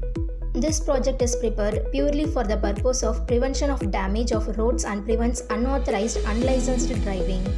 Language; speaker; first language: English; non-native, local second language; Tamil